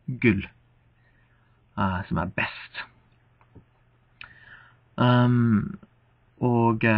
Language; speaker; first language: Norwegian; non-native, fluent; English